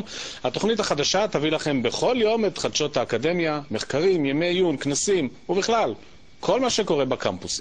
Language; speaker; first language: Hebrew; native; Hebrew